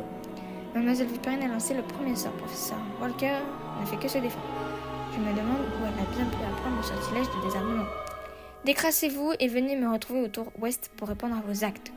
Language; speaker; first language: French; native; French